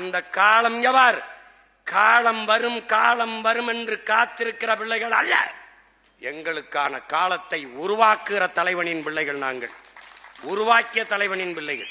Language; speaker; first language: Tamil; native; Tamil